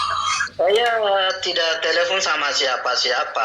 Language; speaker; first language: Indonesian; non-native, learner; Rohingya